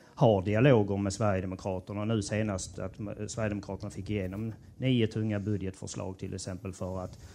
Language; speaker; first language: Swedish; native; Swedish